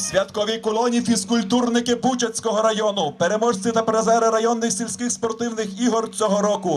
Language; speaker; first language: Ukrainian; native; Ukrainian